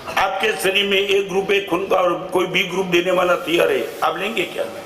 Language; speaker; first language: Hindi; non-native, local second language; Gujarati